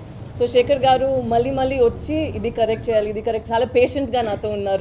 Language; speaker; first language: Telugu; non-native, learner; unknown